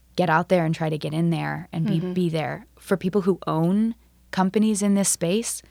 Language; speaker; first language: English; native; English